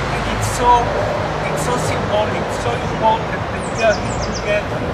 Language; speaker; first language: English; non-native, fluent; Hebrew